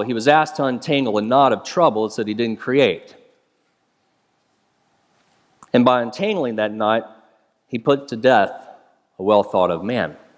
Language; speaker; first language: English; native; English